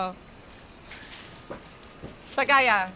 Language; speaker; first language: Spanish; non-native, learner; English